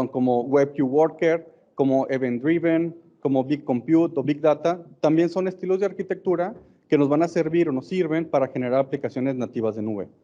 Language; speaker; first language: Spanish; native; Spanish